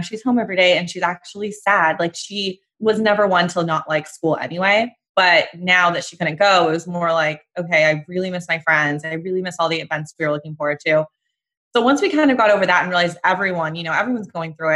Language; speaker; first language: English; native; English